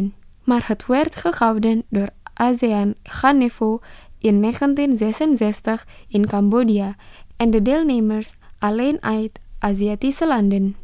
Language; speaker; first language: Dutch; non-native, fluent; Indonesian